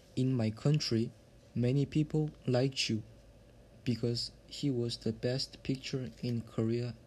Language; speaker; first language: English; non-native, learner; Korean